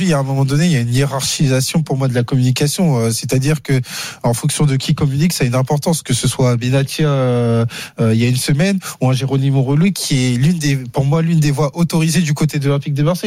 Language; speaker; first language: French; native; French